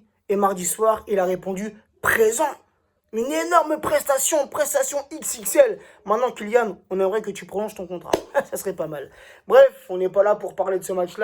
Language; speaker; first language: French; native; French